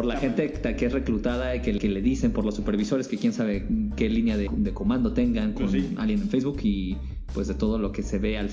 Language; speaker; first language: Spanish; native; Spanish